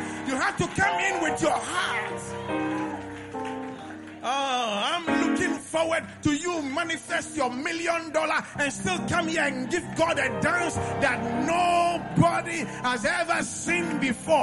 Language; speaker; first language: English; non-native, local second language; Akan